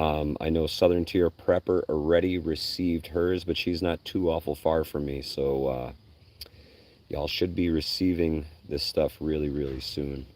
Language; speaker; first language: English; native; English